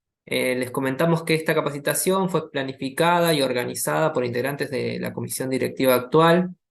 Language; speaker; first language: Spanish; native; Spanish